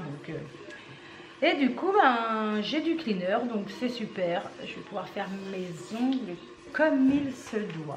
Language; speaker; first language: French; native; French